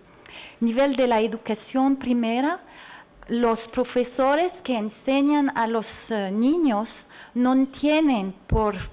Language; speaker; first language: Spanish; non-native, learner; French